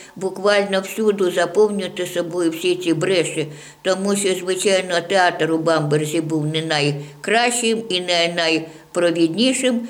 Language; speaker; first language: Ukrainian; native; Ukrainian